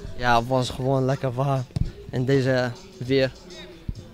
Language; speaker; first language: Dutch; non-native, learner; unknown